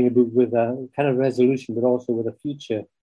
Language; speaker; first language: English; native; English